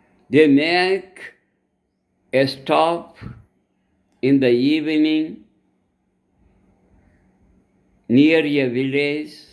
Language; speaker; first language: English; non-native, local second language; Telugu